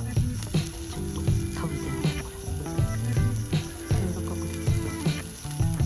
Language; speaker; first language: Japanese; native; Japanese